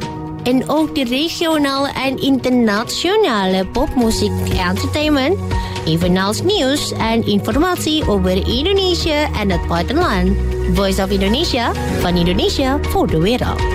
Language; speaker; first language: Dutch; non-native, fluent; Indonesian